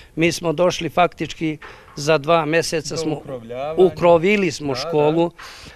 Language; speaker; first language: Bosnian; native; Bosnian